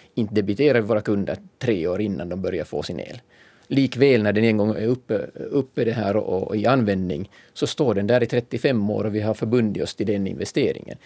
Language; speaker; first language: Swedish; native; Swedish